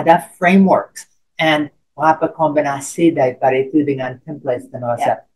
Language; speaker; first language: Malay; non-native, fluent; English